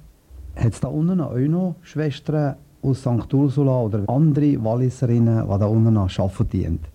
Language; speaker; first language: German; native; German